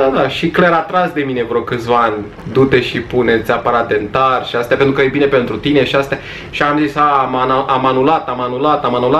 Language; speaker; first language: Romanian; native; Romanian